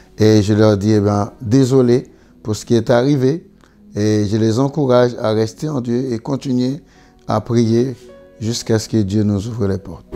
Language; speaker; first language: French; non-native, local second language; Haitian Creole